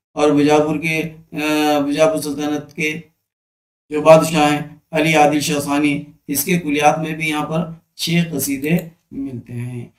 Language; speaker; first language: Urdu; native; Urdu